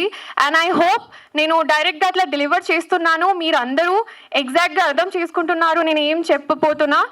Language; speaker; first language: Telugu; non-native, learner; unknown